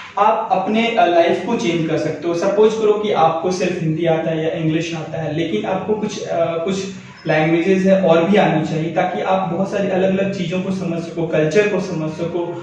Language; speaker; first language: Hindi; native; Hindi